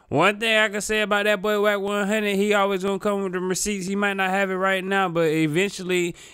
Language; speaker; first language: English; native; English